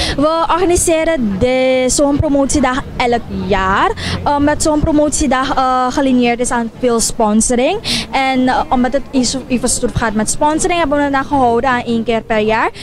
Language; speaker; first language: Dutch; native; Dutch